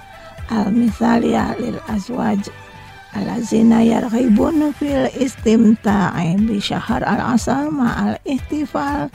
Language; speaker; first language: Arabic; non-native, fluent; Indonesian